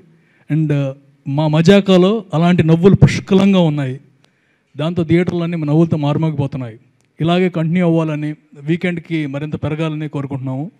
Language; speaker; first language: Telugu; native; Telugu